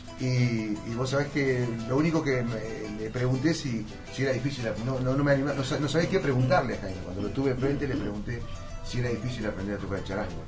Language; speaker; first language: Spanish; native; Spanish